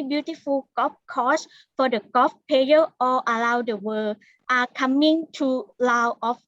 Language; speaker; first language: English; non-native, learner; Thai